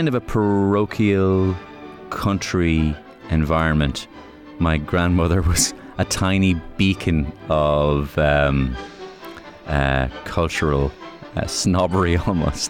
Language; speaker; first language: English; native; English